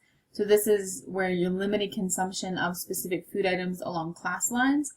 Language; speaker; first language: English; native; English